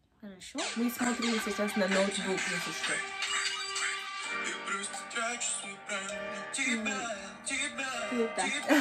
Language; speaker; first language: Russian; non-native, learner; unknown